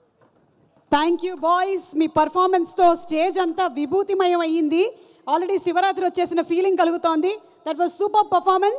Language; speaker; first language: Telugu; native; Telugu